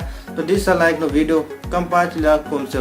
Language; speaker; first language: Portuguese; non-native, learner; Hindi